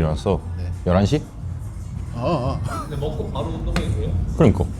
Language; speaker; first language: Korean; native; Korean